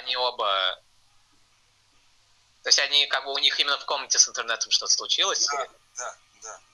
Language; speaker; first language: Russian; non-native, fluent; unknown